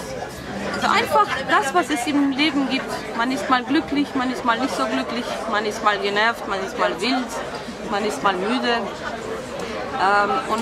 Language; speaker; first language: German; non-native, fluent; Romanian